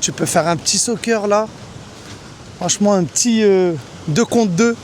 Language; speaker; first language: French; native; French